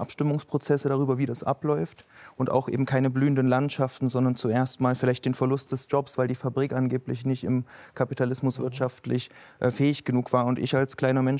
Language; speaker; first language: German; native; German